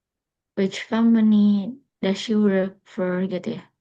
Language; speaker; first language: English; non-native, local second language; Indonesian